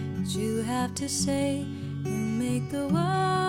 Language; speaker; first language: English; non-native, local second language; Hindi